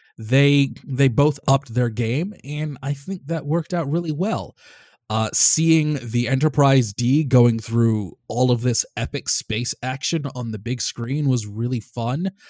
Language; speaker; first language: English; native; English